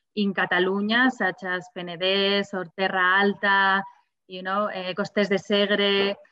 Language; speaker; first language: English; non-native, fluent; Spanish